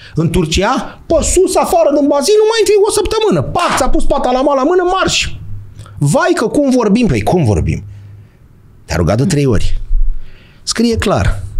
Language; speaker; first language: Romanian; native; Romanian